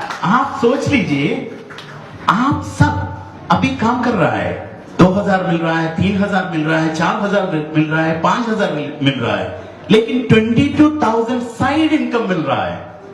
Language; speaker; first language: Hindi; non-native, fluent; Bangla